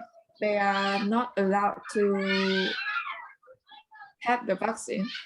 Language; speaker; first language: English; non-native, learner; Vietnamese